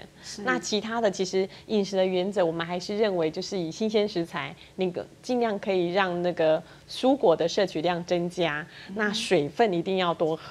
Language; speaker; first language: Chinese; native; Chinese